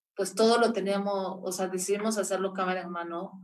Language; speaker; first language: Spanish; native; Spanish